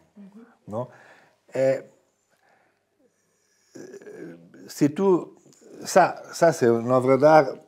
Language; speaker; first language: French; non-native, fluent; Italian